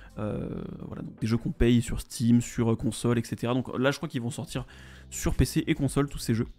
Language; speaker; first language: French; native; French